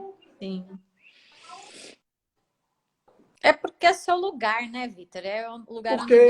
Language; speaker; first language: Portuguese; native; Portuguese